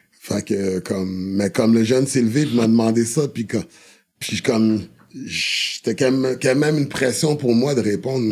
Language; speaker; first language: French; native; French